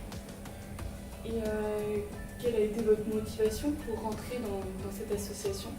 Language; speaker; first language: French; native; French